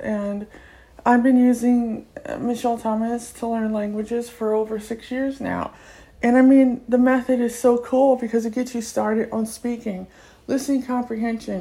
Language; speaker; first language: English; native; English